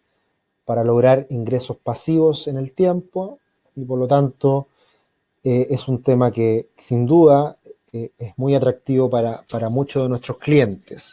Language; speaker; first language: Spanish; native; Spanish